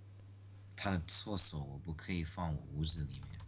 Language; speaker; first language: Chinese; early bilingual, heritage; English